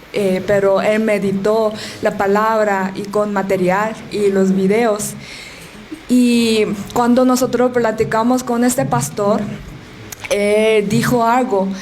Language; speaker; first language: Spanish; non-native, learner; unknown